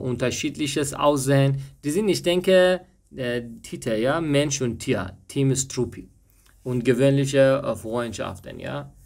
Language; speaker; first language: German; non-native, fluent; Persian